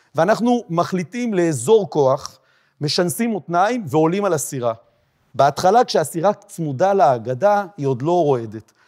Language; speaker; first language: Hebrew; native; Hebrew